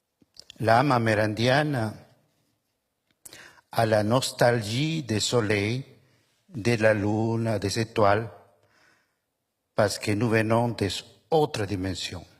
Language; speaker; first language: French; non-native, fluent; Spanish